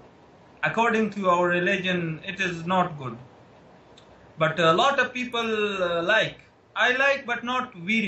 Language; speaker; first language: English; non-native, learner; Pashto